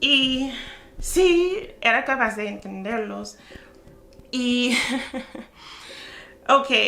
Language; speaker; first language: Spanish; non-native, fluent; English